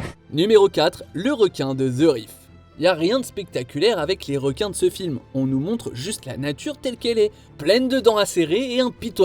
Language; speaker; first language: French; native; French